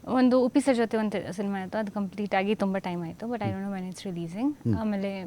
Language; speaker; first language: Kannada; non-native, fluent; Hindi